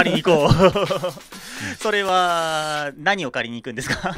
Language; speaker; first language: Japanese; native; Japanese